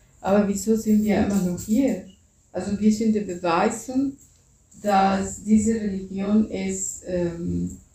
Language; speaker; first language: German; non-native, fluent; Spanish